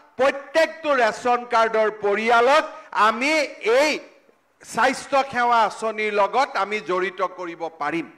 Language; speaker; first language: Assamese; native; Assamese